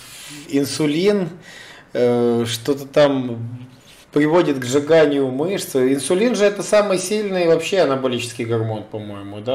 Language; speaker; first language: Russian; native; Russian